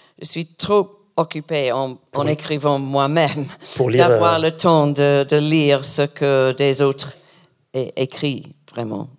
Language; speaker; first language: French; non-native, learner; English